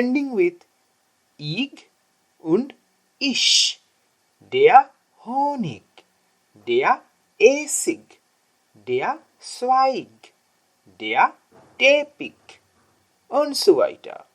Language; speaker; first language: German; non-native, learner; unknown